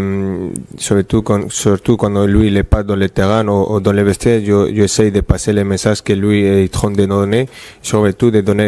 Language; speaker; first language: French; non-native, fluent; Spanish